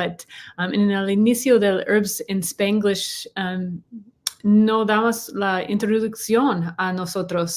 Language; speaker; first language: Spanish; non-native, learner; English